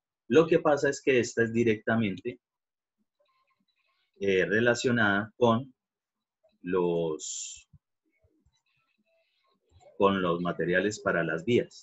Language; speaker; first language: Spanish; native; Spanish